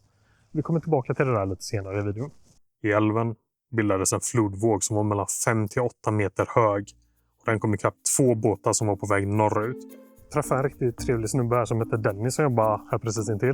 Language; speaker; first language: Swedish; native; Swedish